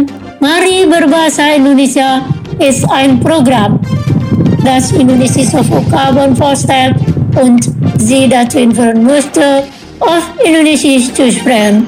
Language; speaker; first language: German; non-native, learner; Indonesian